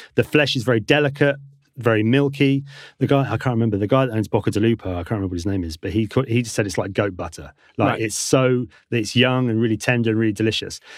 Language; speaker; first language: English; native; English